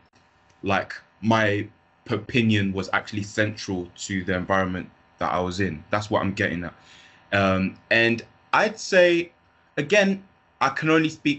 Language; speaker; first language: English; native; English